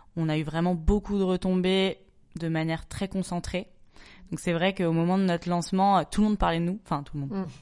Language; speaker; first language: French; native; French